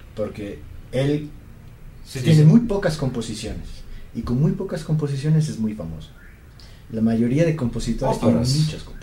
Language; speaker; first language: Spanish; native; Spanish